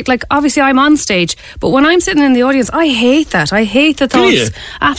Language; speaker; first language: English; native; English